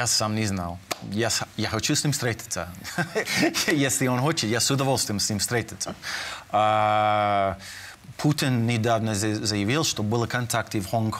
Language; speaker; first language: Russian; non-native, fluent; English